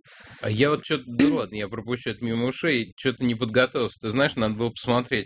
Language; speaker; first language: Russian; native; Russian